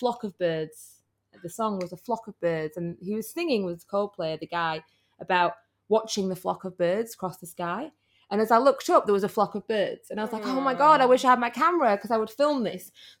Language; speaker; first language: English; native; English